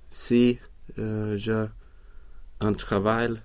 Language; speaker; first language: French; non-native, learner; Swedish